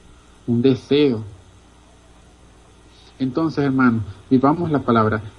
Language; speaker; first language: Spanish; native; Spanish